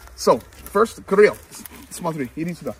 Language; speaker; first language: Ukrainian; non-native, learner; English